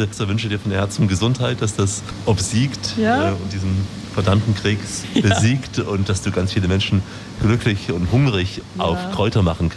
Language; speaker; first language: German; native; German